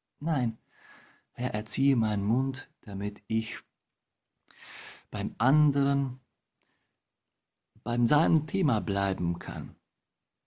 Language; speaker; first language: German; non-native, fluent; Spanish